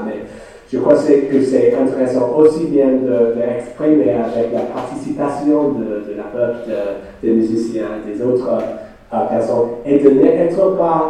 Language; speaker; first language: French; non-native, fluent; English